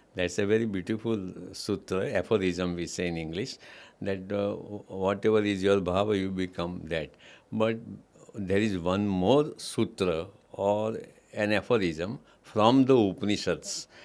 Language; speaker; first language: English; non-native, local second language; Gujarati